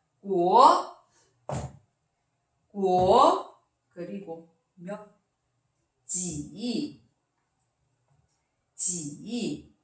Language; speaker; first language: Korean; non-native, learner; Chinese